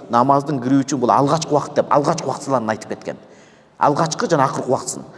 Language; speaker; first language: Kyrgyz; native; Kyrgyz